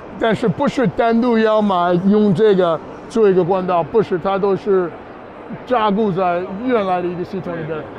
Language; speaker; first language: Chinese; non-native, fluent; English